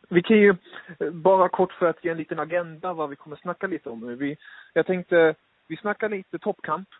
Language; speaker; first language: Swedish; native; Swedish